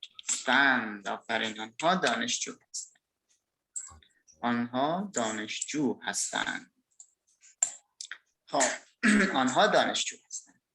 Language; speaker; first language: Persian; non-native, fluent; Indonesian